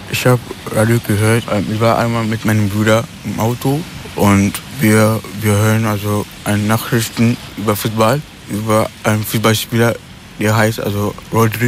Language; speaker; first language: German; non-native, learner; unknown